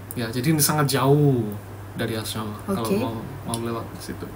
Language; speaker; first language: Indonesian; non-native, fluent; Bangla